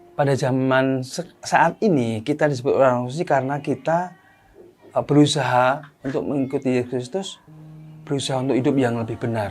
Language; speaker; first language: Indonesian; native; Indonesian